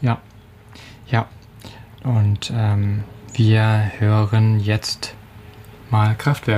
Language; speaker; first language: German; native; German